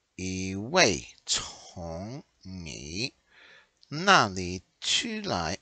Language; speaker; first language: Chinese; non-native, learner; English